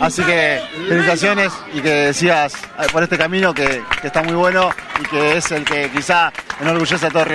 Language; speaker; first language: Spanish; native; Spanish